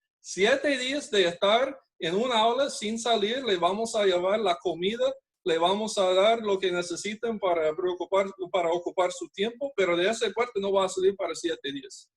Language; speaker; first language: Spanish; non-native, fluent; English